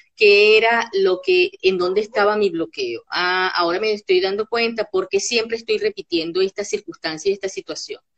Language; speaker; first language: Spanish; native; Spanish